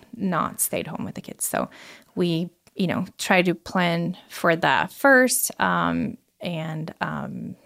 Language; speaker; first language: English; non-native, fluent; Portuguese